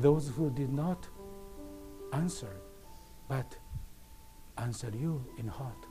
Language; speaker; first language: English; non-native, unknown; Japanese